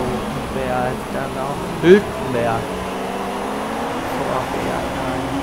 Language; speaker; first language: German; native; German